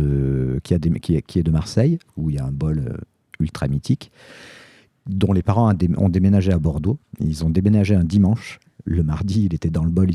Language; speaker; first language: French; native; French